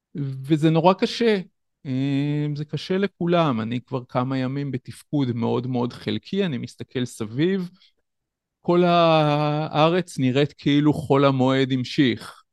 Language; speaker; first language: Hebrew; native; Hebrew